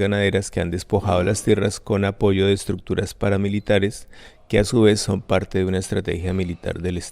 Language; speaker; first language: Spanish; native; Spanish